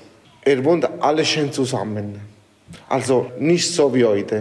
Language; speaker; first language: German; non-native, learner; Italian